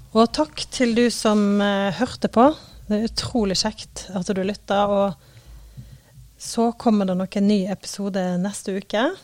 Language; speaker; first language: Norwegian; native; Norwegian